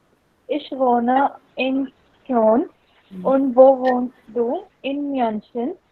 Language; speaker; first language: German; non-native, learner; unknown